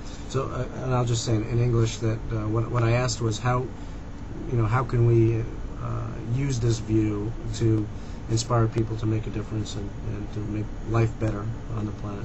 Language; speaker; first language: English; native; English